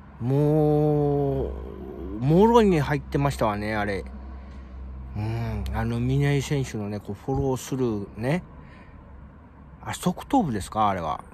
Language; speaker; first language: Japanese; native; Japanese